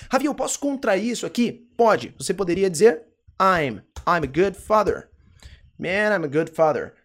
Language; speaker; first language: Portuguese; native; Portuguese